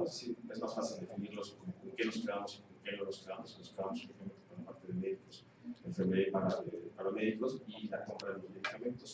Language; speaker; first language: Spanish; native; Spanish